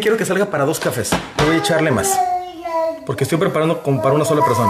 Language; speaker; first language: Spanish; native; Spanish